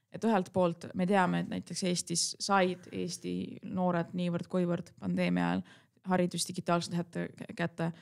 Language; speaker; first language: Estonian; non-native, local second language; Russian